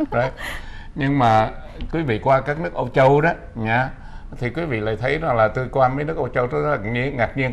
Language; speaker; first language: Vietnamese; native; Vietnamese